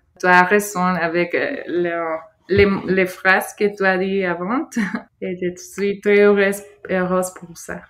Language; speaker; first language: French; non-native, fluent; Spanish